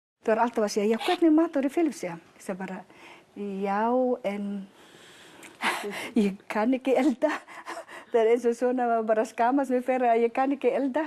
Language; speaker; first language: Icelandic; non-native, learner; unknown